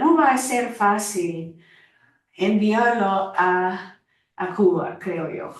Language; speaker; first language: Spanish; non-native, fluent; English